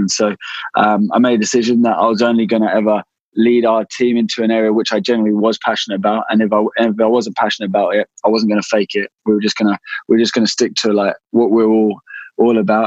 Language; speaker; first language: English; native; English